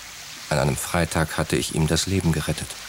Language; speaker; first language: German; native; German